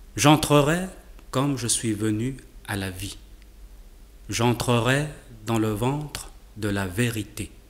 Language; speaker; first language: French; native; French